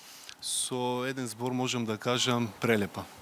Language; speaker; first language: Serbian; non-native, learner; Macedonian